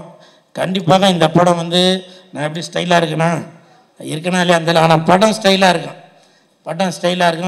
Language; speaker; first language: Tamil; native; Tamil